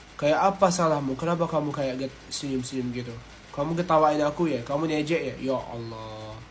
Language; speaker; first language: Indonesian; non-native, fluent; Arabic